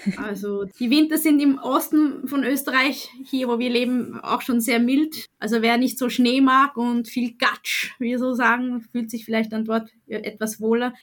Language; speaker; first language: German; native; German